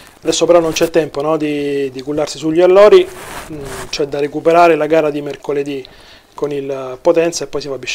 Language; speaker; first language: Italian; native; Italian